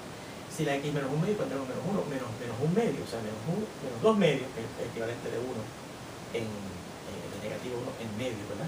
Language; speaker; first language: Spanish; native; Spanish